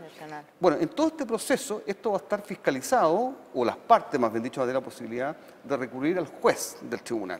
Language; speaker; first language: Spanish; native; Spanish